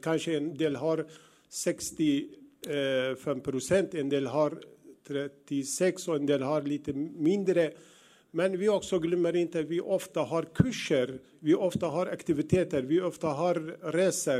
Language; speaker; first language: Swedish; non-native, learner; Arabic